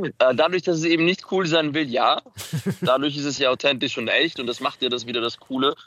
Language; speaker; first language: German; early bilingual, other home language; Macedonian